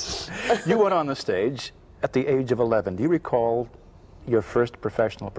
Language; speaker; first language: English; native; English